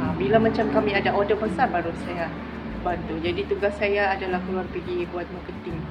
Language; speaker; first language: Malay; native; Malay